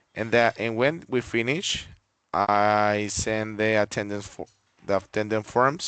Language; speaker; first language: English; non-native, fluent; Spanish